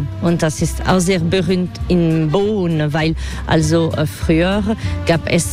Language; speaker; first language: German; non-native, learner; French